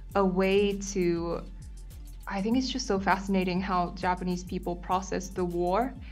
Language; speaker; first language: English; non-native, fluent; Japanese